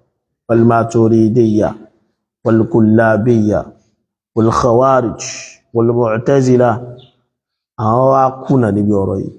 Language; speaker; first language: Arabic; non-native, fluent; Yoruba